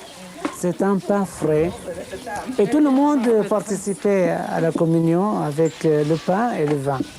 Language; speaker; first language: French; non-native, fluent; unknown